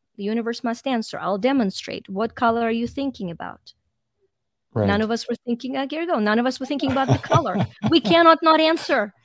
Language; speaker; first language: English; non-native, fluent; Ukrainian